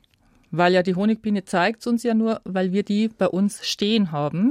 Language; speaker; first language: German; native; German